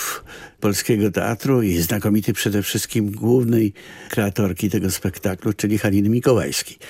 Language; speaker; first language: Polish; native; Polish